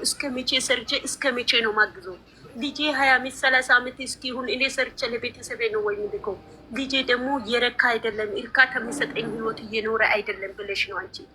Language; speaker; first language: Amharic; native; Amharic